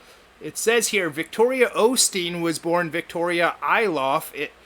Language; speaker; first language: English; native; English